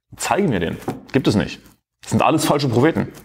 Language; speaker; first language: German; native; German